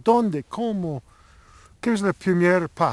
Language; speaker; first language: Spanish; non-native, learner; English